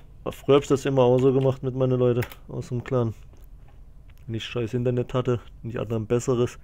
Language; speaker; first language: German; native; German